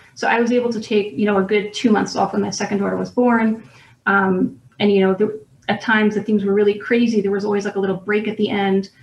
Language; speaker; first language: English; native; English